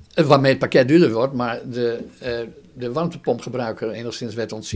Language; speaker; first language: Dutch; native; Dutch